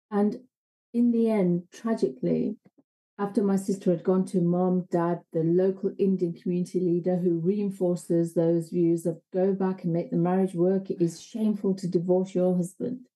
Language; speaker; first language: English; native; English